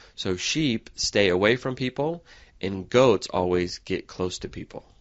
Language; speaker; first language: English; native; English